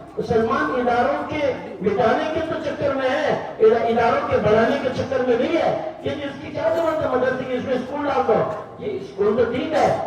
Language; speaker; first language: Urdu; native; Urdu